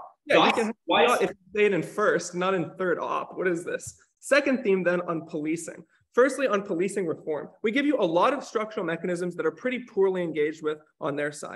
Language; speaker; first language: English; native; English